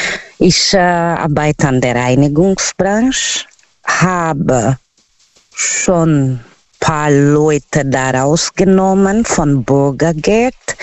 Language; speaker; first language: German; non-native, learner; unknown